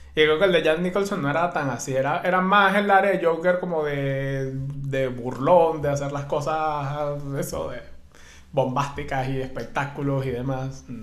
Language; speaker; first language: Spanish; native; Spanish